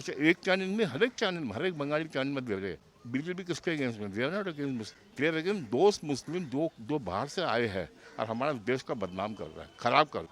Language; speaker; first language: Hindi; non-native, local second language; Bangla